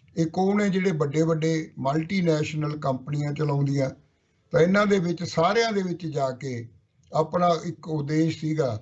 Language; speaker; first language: Punjabi; native; Punjabi